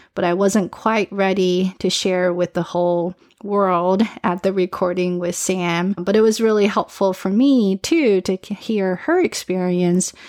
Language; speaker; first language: English; early bilingual, other home language; Chinese